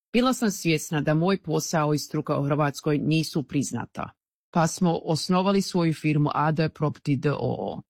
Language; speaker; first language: Croatian; early bilingual, heritage; Croatian